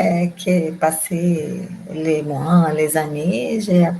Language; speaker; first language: French; non-native, learner; Portuguese